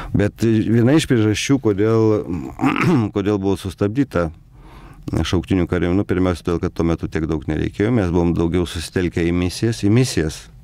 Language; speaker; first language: Lithuanian; native; Lithuanian